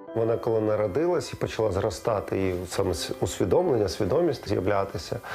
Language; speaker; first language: Ukrainian; native; Ukrainian